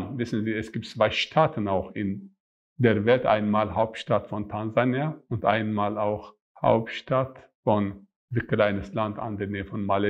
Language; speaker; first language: German; non-native, fluent; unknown